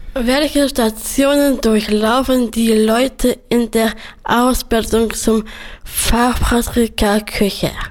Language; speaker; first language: German; non-native, learner; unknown